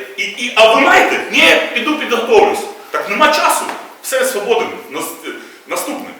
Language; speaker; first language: Ukrainian; native; Ukrainian